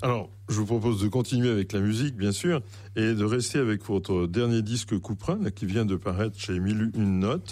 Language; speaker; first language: French; native; French